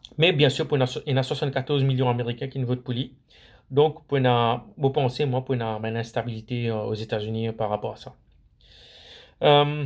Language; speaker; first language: French; non-native, local second language; Morisyen